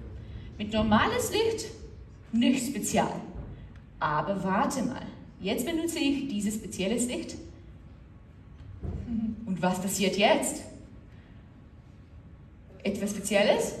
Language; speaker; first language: German; non-native, learner; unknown